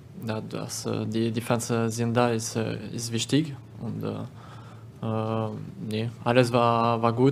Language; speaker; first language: German; non-native, learner; French